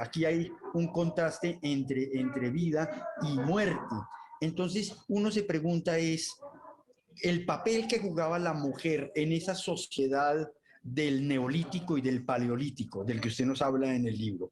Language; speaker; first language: Spanish; native; Spanish